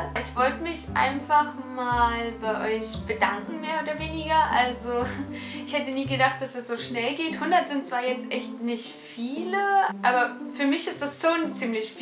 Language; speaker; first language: German; native; German